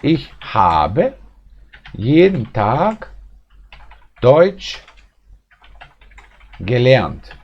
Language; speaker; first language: German; non-native, fluent; Bosnian